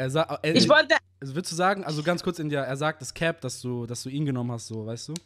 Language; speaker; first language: German; native; German